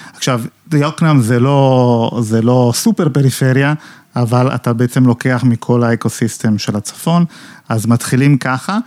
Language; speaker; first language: Hebrew; non-native, fluent; Italian